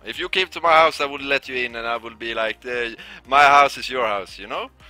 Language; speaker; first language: English; non-native, fluent; Swedish